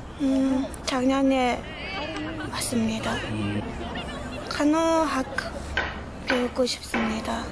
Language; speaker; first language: Korean; non-native, learner; Mongolian